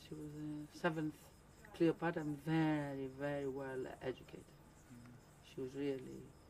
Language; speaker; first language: English; non-native, fluent; Greek